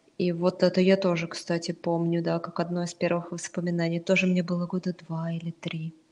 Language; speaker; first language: Russian; native; Russian